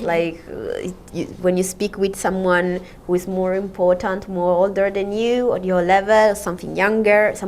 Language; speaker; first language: English; non-native, fluent; Italian